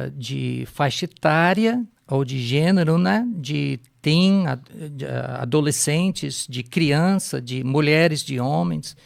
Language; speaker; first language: Portuguese; non-native, fluent; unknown